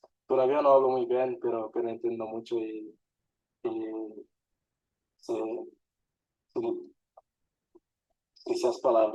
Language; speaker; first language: Spanish; non-native, learner; Portuguese